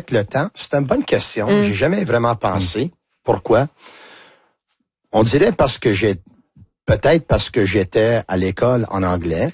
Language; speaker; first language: French; non-native, local second language; Italian